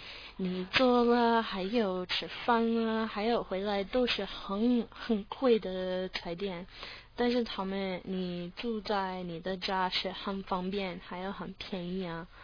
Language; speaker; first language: Chinese; non-native, learner; English